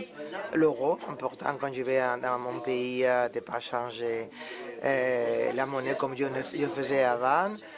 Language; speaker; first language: French; non-native, fluent; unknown